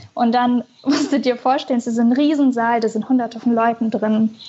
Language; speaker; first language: German; early bilingual, other home language; Russian